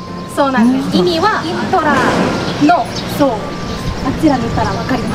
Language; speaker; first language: Japanese; non-native, fluent; Thai